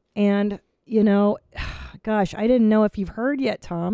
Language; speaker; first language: English; native; English